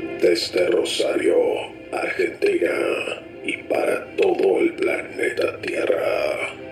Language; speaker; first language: Spanish; native; Spanish